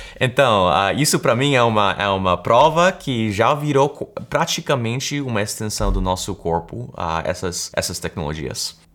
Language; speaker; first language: Portuguese; early bilingual, heritage; Portuguese